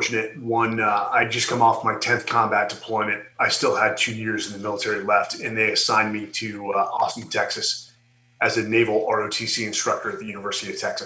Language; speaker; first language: English; native; English